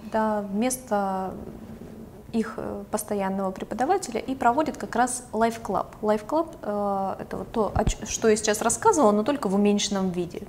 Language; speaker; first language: Russian; native; Russian